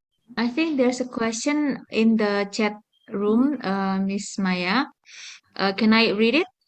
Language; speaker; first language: English; non-native, fluent; Indonesian